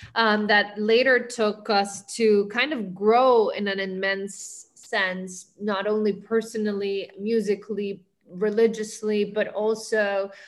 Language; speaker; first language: English; early bilingual, heritage; Spanish